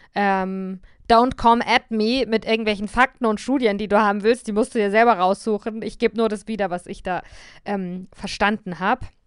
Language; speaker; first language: German; native; German